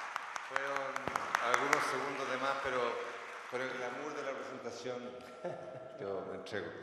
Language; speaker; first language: Spanish; native; Spanish